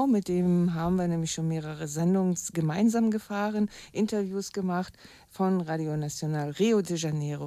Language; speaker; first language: German; native; German